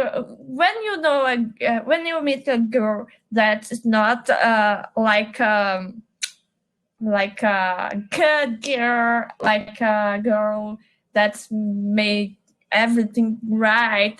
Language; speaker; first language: English; non-native, learner; Portuguese